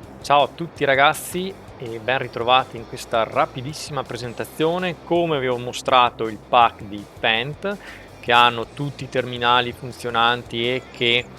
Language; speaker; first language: Italian; native; Italian